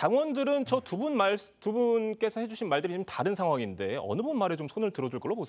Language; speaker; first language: Korean; native; Korean